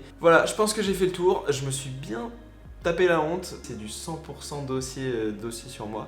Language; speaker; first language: French; native; French